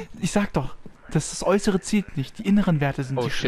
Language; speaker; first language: German; native; German